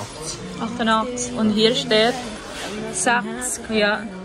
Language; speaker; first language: German; non-native, learner; Filipino